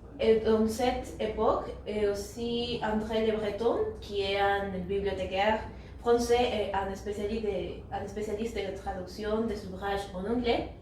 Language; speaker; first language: French; non-native, learner; Spanish